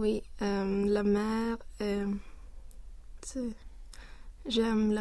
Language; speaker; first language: French; non-native, learner; Swedish